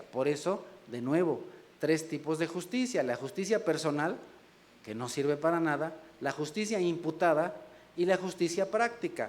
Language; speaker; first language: Spanish; native; Spanish